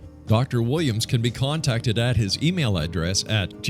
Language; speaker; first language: English; native; English